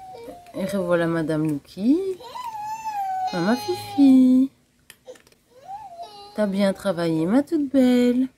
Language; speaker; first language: French; native; French